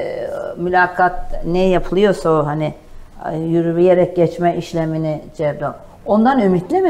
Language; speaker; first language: Turkish; native; Turkish